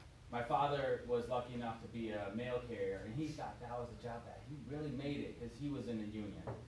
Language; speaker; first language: English; early bilingual, other home language; Spanish